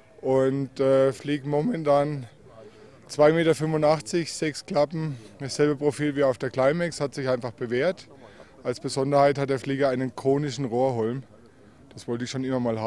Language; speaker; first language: German; native; German